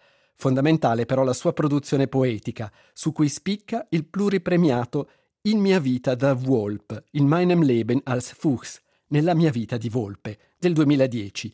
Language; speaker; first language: Italian; native; Italian